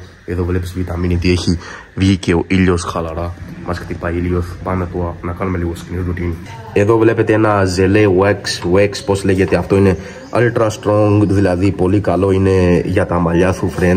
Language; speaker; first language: Greek; early bilingual, other home language; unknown